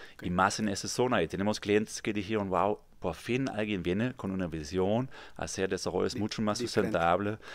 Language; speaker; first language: Spanish; non-native, fluent; German